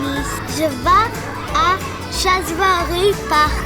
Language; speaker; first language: French; non-native, learner; English